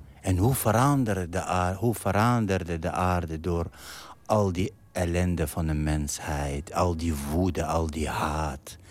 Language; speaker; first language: Dutch; non-native, fluent; Arabic